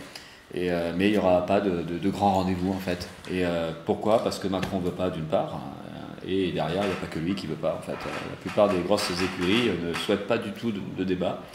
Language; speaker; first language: French; native; French